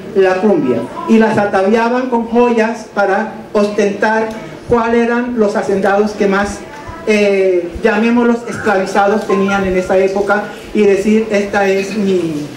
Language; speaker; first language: Spanish; native; Spanish